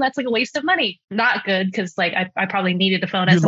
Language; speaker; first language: English; early bilingual, other home language; Chinese